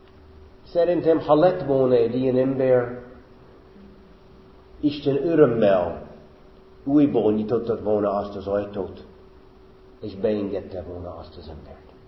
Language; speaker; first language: Hungarian; non-native, fluent; English